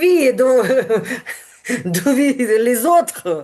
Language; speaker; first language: French; non-native, learner; Ukrainian